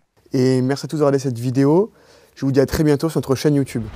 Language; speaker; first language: French; native; French